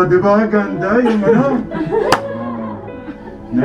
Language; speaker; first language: Filipino; non-native, learner; Arabic